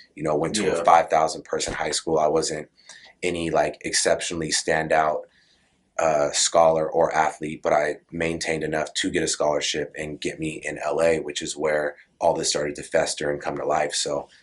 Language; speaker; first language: English; native; English